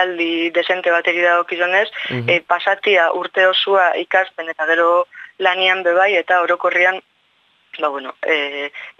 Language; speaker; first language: Basque; native; Basque